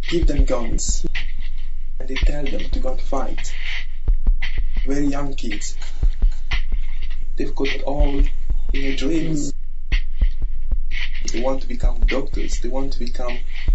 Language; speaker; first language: English; non-native, fluent; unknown